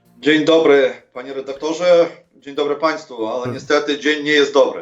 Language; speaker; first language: Polish; non-native, fluent; Ukrainian